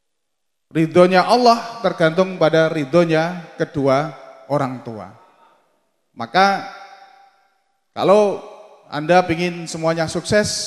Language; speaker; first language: Indonesian; non-native, local second language; Javanese